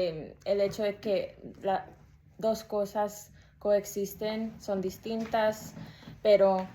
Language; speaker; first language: Spanish; early bilingual, heritage; Spanish